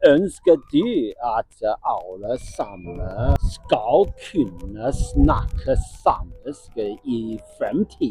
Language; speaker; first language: Norwegian; non-native, learner; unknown